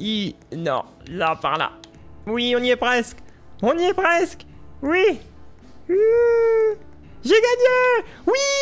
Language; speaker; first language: French; native; French